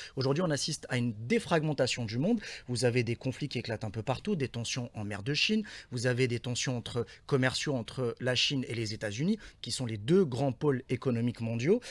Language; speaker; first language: French; non-native, local second language; Arabic